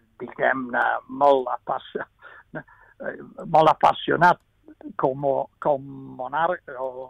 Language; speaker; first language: Catalan; non-native, fluent; English